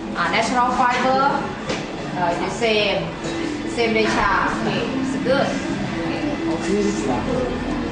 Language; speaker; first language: English; non-native, learner; Thai